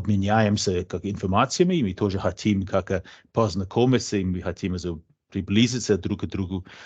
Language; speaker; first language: Russian; non-native, fluent; English